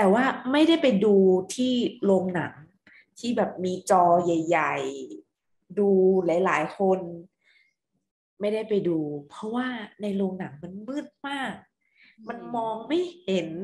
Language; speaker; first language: Thai; native; Thai